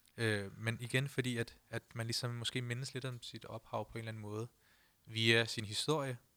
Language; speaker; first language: Danish; early bilingual, other home language; Punjabi